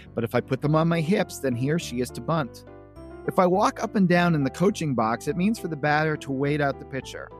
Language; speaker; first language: English; native; English